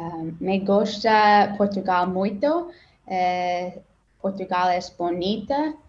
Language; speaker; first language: Portuguese; non-native, learner; English